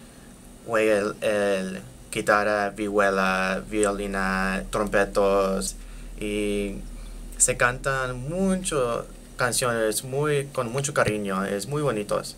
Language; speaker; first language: Spanish; non-native, learner; English